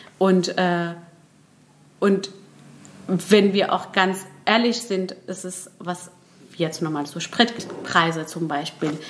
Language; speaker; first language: German; early bilingual, other home language; Persian